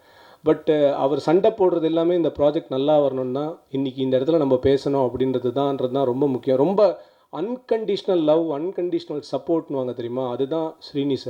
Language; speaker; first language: Tamil; native; Tamil